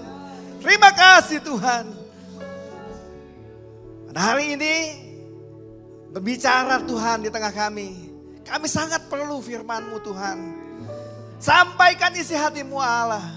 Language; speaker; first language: Indonesian; native; Indonesian